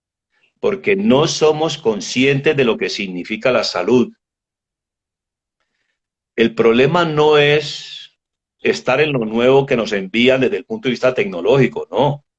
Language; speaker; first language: Spanish; native; Spanish